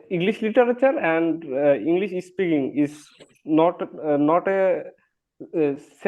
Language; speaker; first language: English; non-native, learner; Bangla